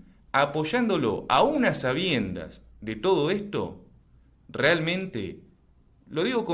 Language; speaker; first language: Spanish; native; Spanish